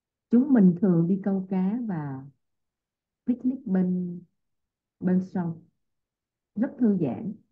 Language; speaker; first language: Vietnamese; native; Vietnamese